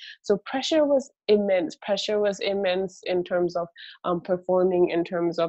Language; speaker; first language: English; early bilingual, other home language; Bangla